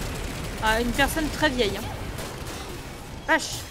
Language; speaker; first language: French; native; French